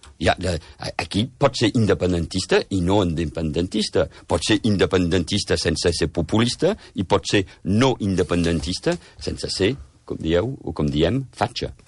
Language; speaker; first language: Catalan; early bilingual, heritage; Catalan